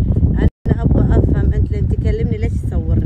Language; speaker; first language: Arabic; native; Arabic